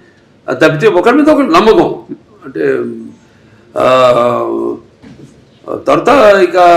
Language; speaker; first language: Telugu; native; Telugu